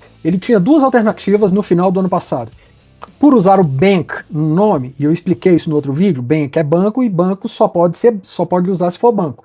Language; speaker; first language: Portuguese; native; Portuguese